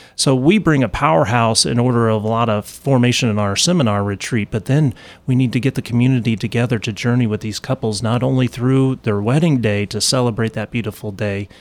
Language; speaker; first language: English; native; English